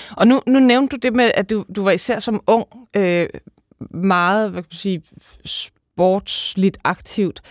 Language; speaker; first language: Danish; native; Danish